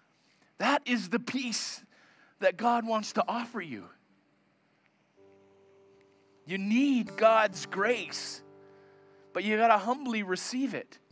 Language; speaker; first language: English; native; English